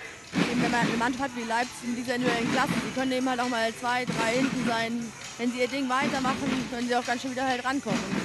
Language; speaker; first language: German; native; German